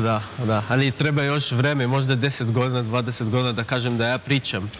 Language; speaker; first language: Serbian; non-native, learner; Arabic